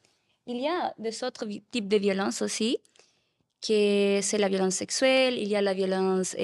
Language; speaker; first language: French; non-native, learner; Spanish